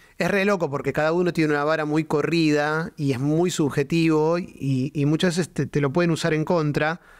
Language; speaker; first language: Spanish; native; Spanish